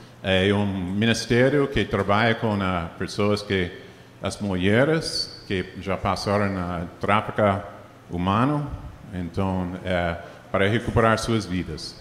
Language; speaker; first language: Portuguese; non-native, fluent; English